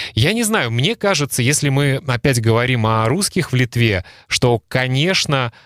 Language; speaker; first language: Russian; native; Russian